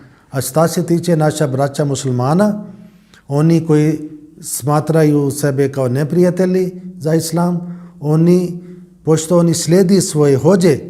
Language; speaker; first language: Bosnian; non-native, learner; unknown